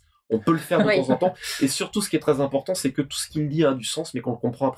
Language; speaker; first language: French; native; French